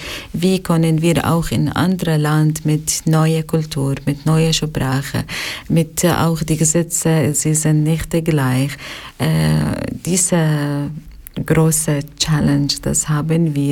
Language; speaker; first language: German; non-native, learner; Arabic